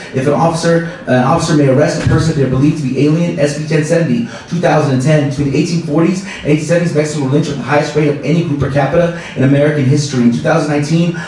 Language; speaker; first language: English; native; English